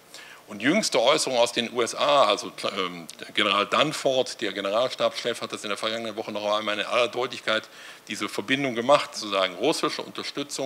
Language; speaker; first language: German; native; German